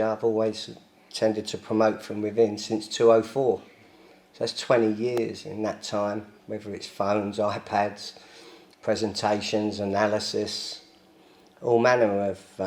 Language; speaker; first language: English; native; English